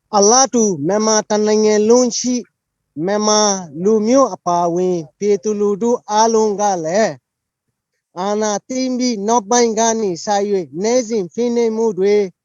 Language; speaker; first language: Burmese; native; Burmese